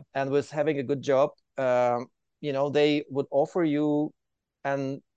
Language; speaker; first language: English; non-native, fluent; Ukrainian